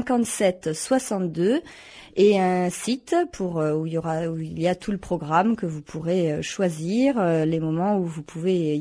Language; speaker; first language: French; native; French